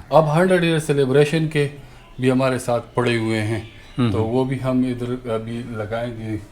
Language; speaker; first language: Urdu; non-native, local second language; Pashto